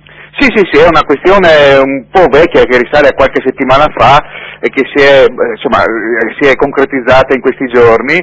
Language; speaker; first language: Italian; native; Italian